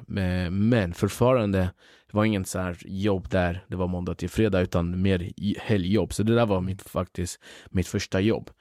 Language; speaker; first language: Swedish; early bilingual, other home language; Central Kurdish